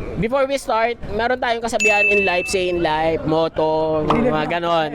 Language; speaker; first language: Filipino; native; Filipino